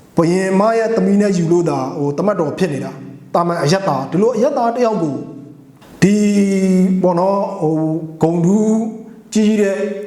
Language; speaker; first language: Burmese; non-native, local second language; Mon